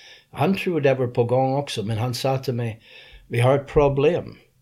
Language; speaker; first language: Swedish; non-native, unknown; English